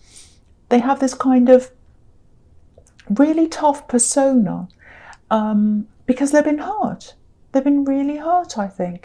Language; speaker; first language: English; native; English